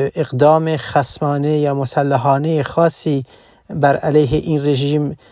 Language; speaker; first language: Persian; non-native, local second language; Central Kurdish